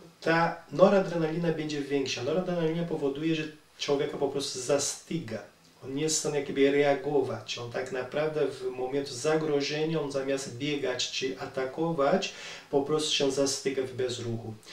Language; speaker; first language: Polish; non-native, learner; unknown